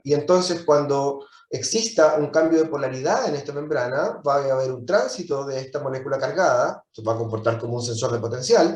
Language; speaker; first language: Spanish; native; Spanish